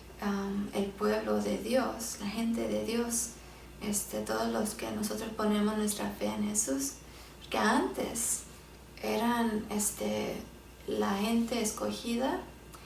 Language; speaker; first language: Spanish; early bilingual, heritage; Spanish